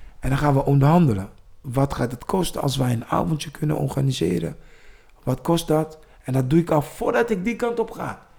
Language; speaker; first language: Dutch; non-native, fluent; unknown